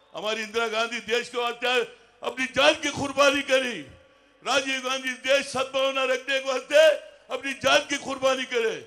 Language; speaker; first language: Hindi; non-native, local second language; Telugu